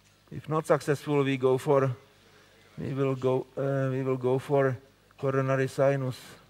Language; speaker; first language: English; non-native, fluent; Czech